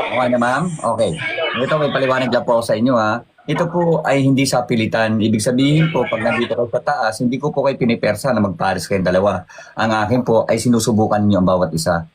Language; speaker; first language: Filipino; native; Filipino